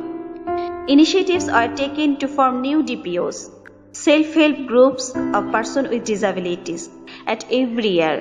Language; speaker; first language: English; non-native, local second language; Bangla